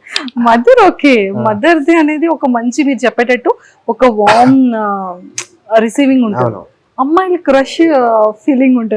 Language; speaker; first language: Telugu; native; Telugu